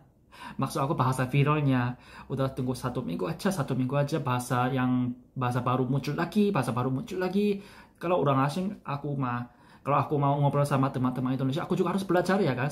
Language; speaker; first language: Indonesian; non-native, fluent; Korean